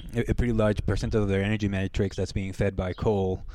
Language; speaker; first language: English; non-native, fluent; Spanish